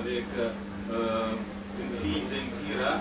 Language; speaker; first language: French; non-native, fluent; Russian